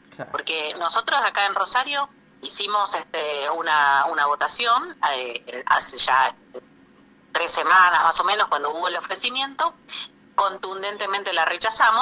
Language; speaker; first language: Spanish; native; Spanish